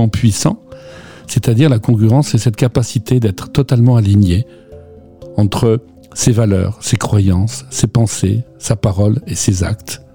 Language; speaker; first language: French; native; French